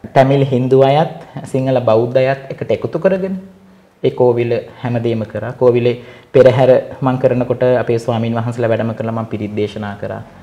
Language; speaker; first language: Sinhala; non-native, local second language; Tamil